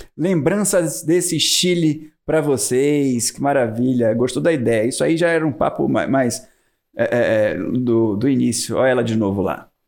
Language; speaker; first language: Portuguese; native; Portuguese